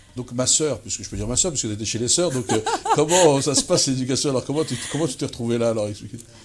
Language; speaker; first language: French; native; French